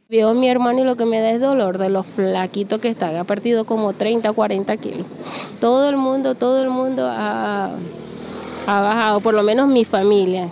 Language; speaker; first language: Spanish; native; Spanish